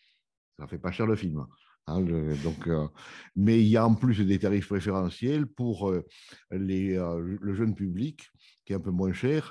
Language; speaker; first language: French; native; French